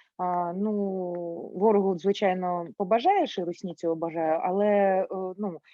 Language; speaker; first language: Ukrainian; non-native, local second language; Russian